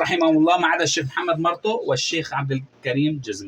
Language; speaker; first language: Arabic; native; Arabic